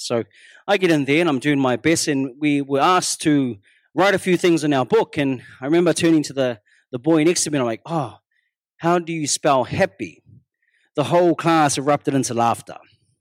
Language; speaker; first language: English; non-native, local second language; Māori